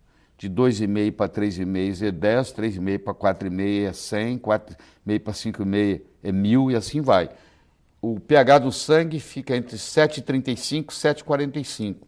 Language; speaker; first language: Portuguese; native; Portuguese